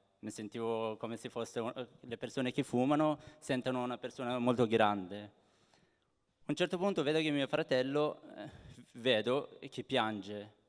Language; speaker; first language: Italian; non-native, fluent; Persian